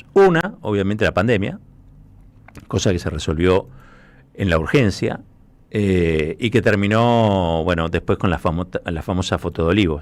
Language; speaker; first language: Spanish; native; Spanish